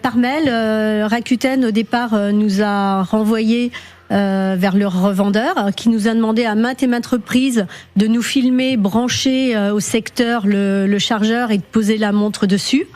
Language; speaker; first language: French; native; French